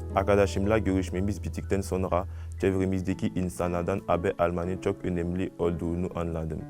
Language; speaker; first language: Turkish; non-native, fluent; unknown